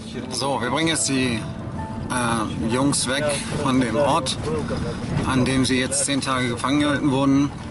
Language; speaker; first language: German; native; German